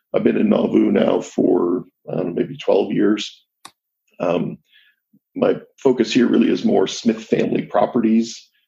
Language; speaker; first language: English; native; English